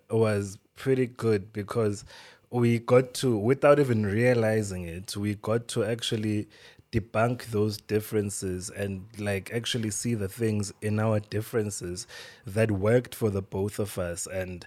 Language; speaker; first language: English; non-native, local second language; Swati